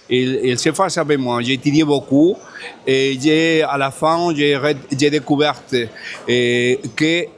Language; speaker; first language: French; non-native, fluent; Spanish